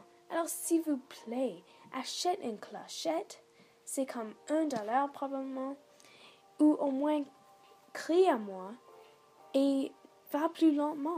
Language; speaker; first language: French; non-native, learner; English